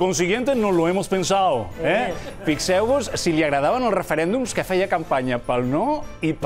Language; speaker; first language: Catalan; native; Catalan